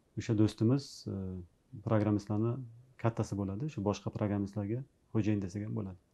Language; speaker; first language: Uzbek; native; Uzbek